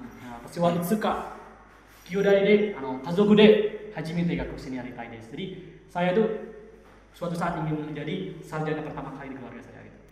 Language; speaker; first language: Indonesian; native; Indonesian